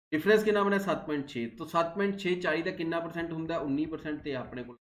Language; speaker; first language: Hindi; non-native, local second language; Punjabi